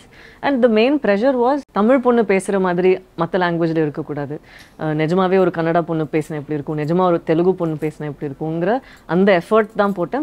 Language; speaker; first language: Tamil; non-native, local second language; Badaga